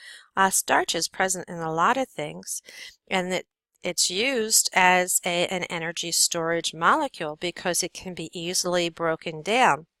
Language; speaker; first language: English; native; English